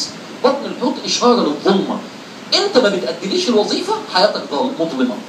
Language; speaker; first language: Arabic; native; Arabic